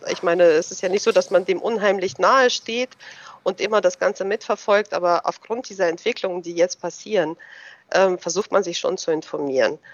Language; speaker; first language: German; early bilingual, other home language; Russian